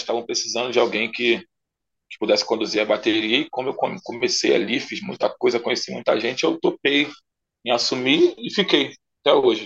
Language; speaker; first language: Portuguese; native; Portuguese